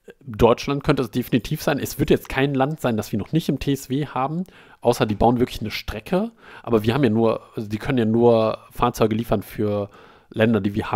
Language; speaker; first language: German; native; German